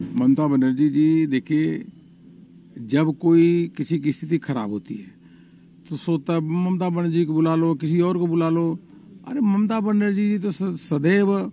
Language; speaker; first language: Hindi; native; Hindi